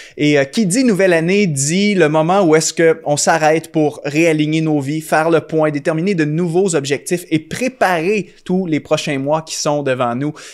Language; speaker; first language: French; native; French